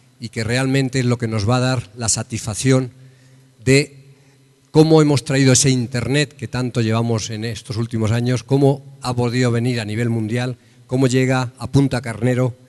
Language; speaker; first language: Spanish; native; Spanish